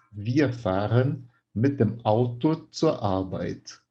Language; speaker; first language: German; non-native, fluent; Portuguese